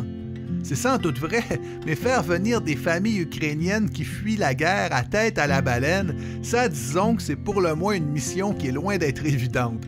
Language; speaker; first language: French; native; French